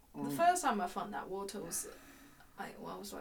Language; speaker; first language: English; non-native, fluent; Chinese